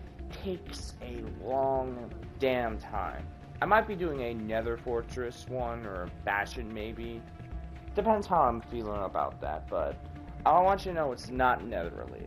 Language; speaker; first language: English; native; English